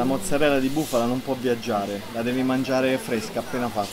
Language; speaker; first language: Italian; native; Italian